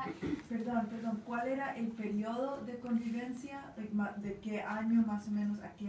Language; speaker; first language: Spanish; non-native, fluent; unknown